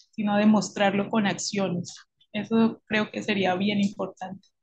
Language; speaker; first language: Spanish; native; Spanish